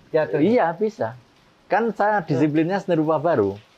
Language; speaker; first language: Indonesian; native; Indonesian